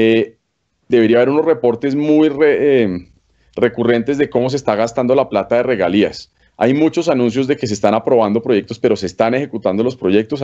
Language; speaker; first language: Spanish; native; Spanish